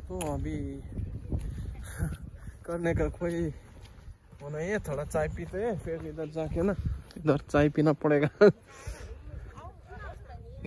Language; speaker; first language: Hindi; non-native, local second language; Nepali